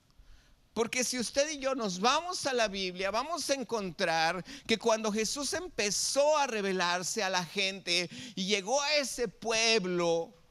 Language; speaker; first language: Spanish; native; Spanish